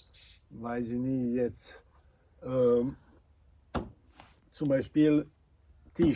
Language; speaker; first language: German; non-native, learner; Croatian